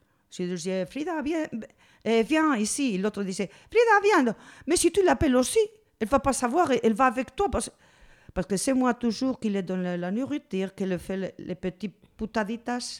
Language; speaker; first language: French; non-native, fluent; Spanish